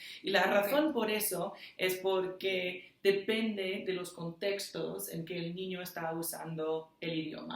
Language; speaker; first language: Spanish; non-native, fluent; English